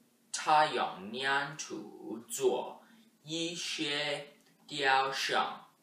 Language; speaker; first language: Chinese; non-native, learner; English